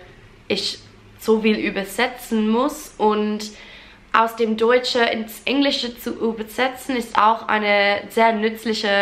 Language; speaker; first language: German; non-native, fluent; English